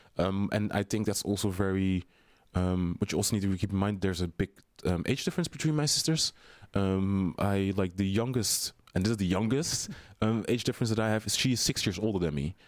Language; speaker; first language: English; non-native, fluent; Dutch